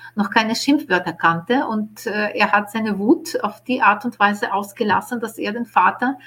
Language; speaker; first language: German; non-native, fluent; Ukrainian